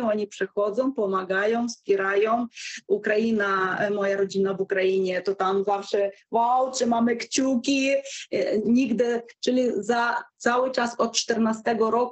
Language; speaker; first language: Polish; non-native, fluent; Ukrainian